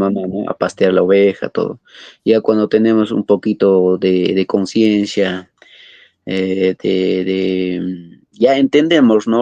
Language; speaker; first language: Spanish; non-native, local second language; Quechua